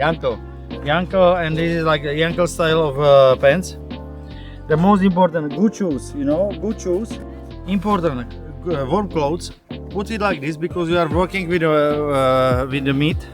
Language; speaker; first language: English; non-native, learner; Czech